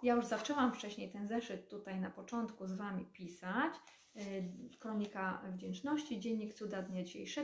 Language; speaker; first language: Polish; native; Polish